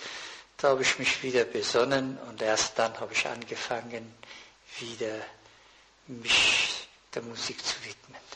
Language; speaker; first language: German; non-native, fluent; Persian